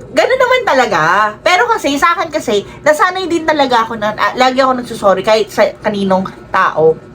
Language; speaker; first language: Filipino; native; Filipino